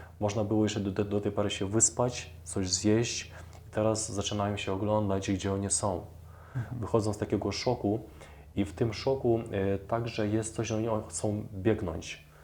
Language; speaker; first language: Polish; non-native, fluent; Ukrainian